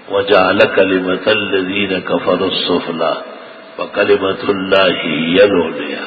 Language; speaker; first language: Urdu; non-native, local second language; Pashto